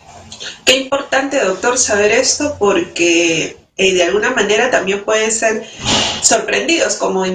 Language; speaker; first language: Spanish; native; Spanish